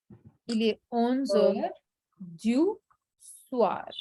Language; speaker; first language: French; non-native, fluent; Hindi